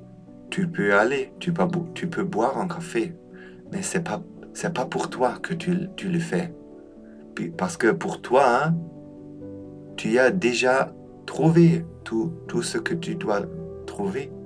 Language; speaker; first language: French; non-native, fluent; German